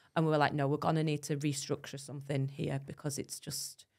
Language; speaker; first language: English; native; English